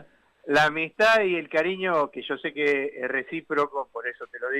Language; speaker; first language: Spanish; native; Spanish